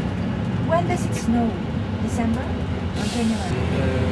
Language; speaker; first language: English; non-native, local second language; Filipino